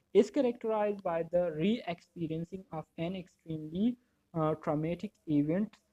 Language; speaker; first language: English; non-native, local second language; Urdu